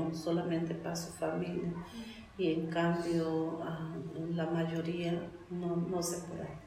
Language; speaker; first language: Spanish; non-native, local second language; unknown